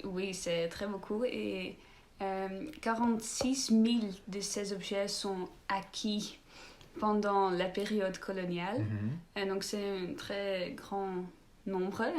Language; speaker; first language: French; non-native, learner; Dutch